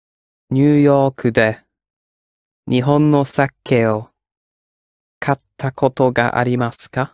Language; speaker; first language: Japanese; non-native, learner; English